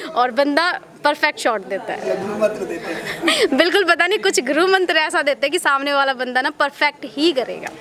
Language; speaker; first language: Hindi; native; Hindi